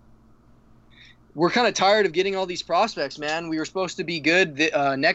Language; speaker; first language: English; native; English